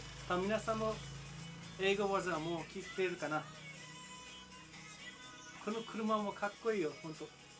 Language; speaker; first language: Japanese; non-native, fluent; Nepali